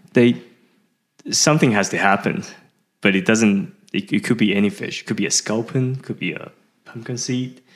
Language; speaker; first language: English; early bilingual, other home language; Chinese